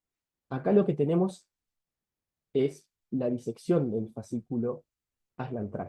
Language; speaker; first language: Spanish; native; Spanish